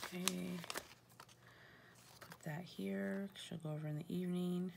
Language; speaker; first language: English; native; English